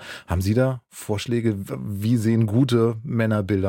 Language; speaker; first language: German; native; German